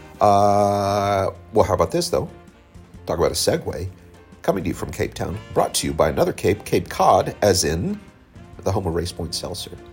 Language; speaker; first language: English; native; English